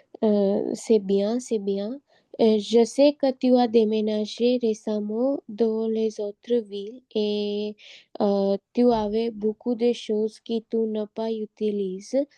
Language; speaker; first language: French; non-native, learner; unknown